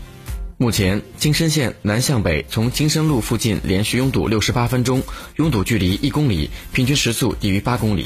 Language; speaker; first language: Chinese; native; Chinese